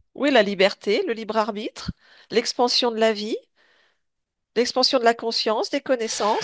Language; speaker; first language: French; native; French